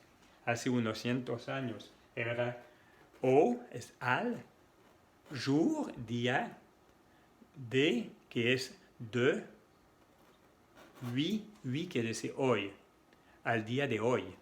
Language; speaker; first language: Spanish; non-native, fluent; French